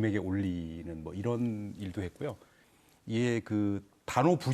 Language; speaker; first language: Korean; native; Korean